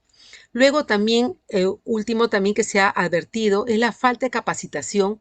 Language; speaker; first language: Spanish; native; Spanish